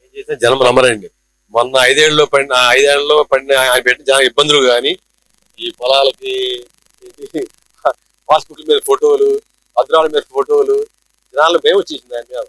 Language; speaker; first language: Telugu; native; Telugu